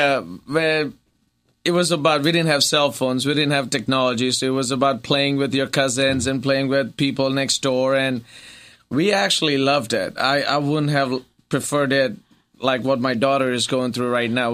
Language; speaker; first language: English; non-native, local second language; Gujarati